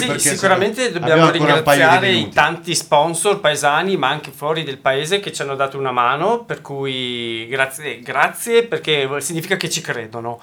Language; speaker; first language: Italian; native; Italian